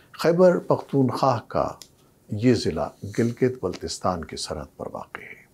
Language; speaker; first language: Urdu; native; Urdu